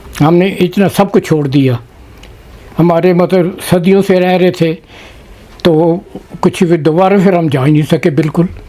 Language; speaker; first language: Urdu; non-native, local second language; Punjabi